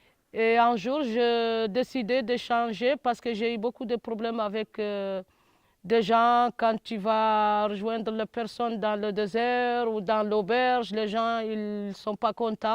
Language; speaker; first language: French; non-native, local second language; Arabic